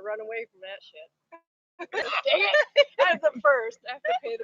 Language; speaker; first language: English; native; English